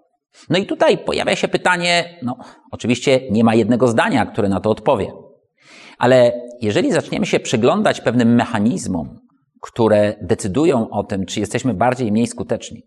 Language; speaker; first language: Polish; native; Polish